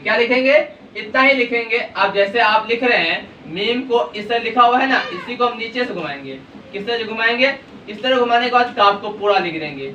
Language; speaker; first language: Hindi; native; Hindi